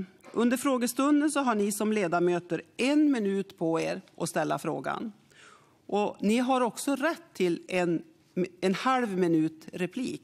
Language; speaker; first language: Swedish; native; Swedish